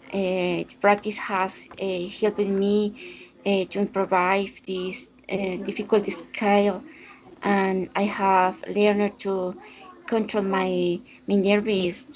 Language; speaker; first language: English; non-native, learner; Spanish